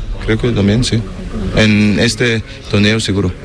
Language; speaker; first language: Spanish; non-native, learner; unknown